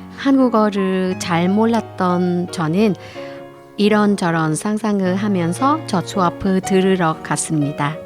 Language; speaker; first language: Korean; non-native, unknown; Vietnamese